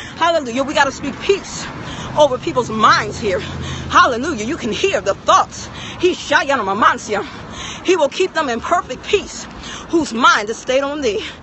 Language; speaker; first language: English; native; English